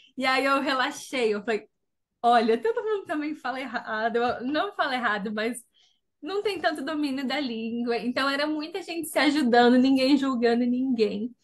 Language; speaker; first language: Portuguese; native; Portuguese